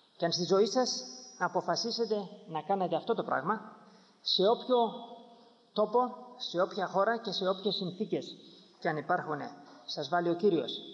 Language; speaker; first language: Greek; native; Greek